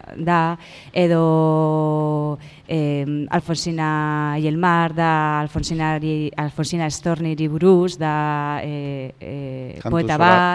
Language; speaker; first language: Basque; non-native, local second language; Spanish